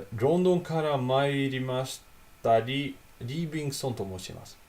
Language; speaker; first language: Japanese; non-native, learner; Italian